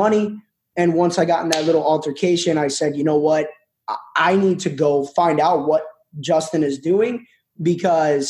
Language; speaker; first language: English; native; English